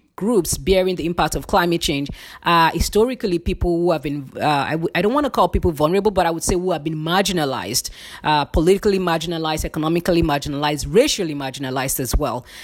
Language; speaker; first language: English; non-native, local second language; Yoruba